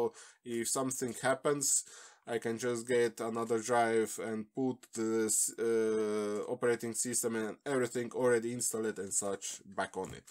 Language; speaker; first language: English; non-native, fluent; Slovenian